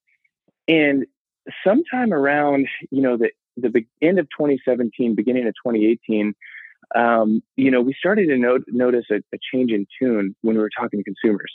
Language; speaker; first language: English; native; English